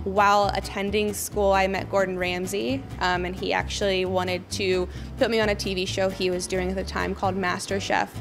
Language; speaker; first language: English; native; English